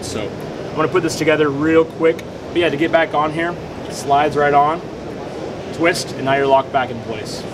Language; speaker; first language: English; native; English